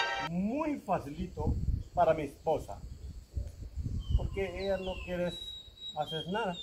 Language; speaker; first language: Spanish; non-native, learner; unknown